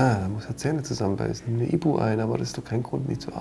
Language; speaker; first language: German; native; German